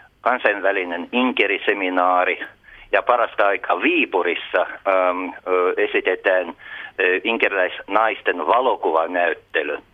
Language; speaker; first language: Finnish; early bilingual, heritage; Russian